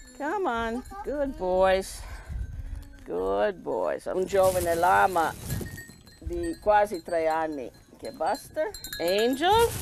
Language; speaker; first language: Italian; early bilingual, heritage; English